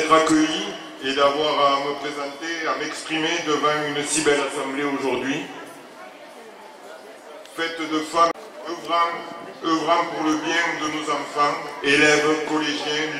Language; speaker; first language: French; native; French